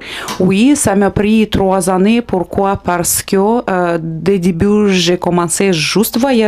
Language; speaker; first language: French; non-native, fluent; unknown